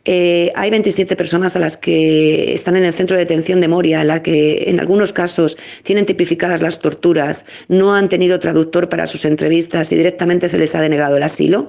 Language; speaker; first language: Spanish; native; Spanish